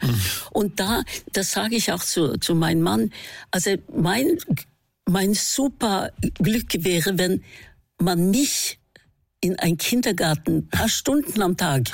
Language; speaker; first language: German; non-native, fluent; Norwegian